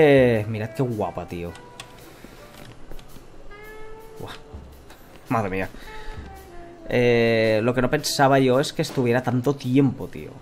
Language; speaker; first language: Spanish; native; Spanish